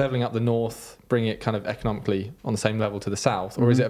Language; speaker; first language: English; native; English